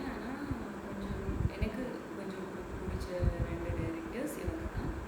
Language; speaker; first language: Tamil; non-native, learner; Malayalam